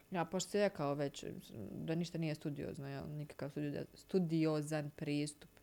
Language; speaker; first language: Bosnian; native; Bosnian